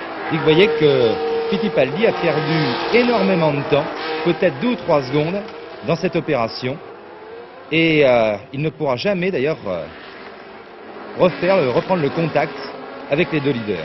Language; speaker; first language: French; native; French